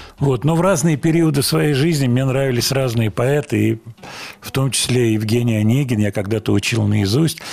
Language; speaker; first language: Russian; native; Russian